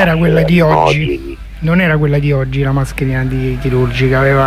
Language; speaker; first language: Italian; native; Italian